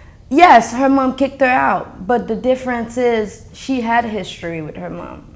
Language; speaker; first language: English; non-native, fluent; Haitian Creole